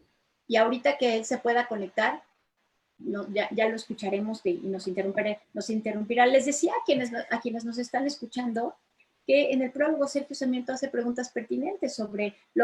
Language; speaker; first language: Spanish; native; Spanish